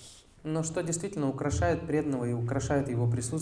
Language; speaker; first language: Russian; native; Russian